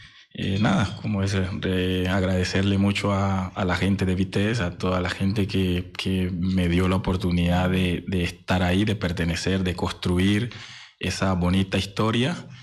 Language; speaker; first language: Spanish; native; Spanish